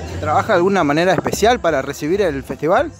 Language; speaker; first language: Spanish; native; Spanish